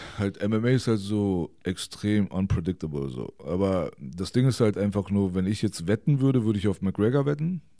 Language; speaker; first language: German; early bilingual, other home language; Persian